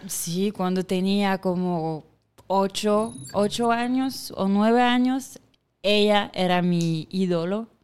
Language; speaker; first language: Spanish; non-native, fluent; French